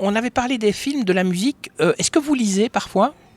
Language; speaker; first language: French; native; French